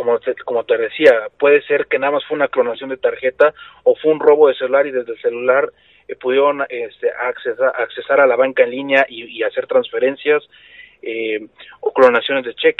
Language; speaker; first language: Spanish; native; Spanish